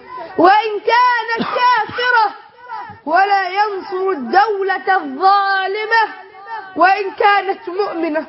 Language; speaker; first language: Arabic; native; Arabic